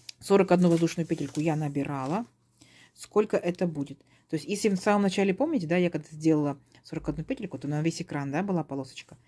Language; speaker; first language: Russian; native; Russian